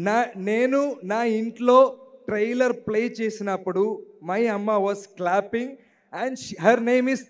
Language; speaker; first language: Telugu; non-native, learner; Malayalam